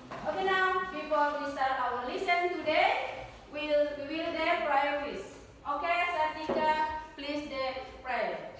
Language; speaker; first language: English; non-native, learner; Indonesian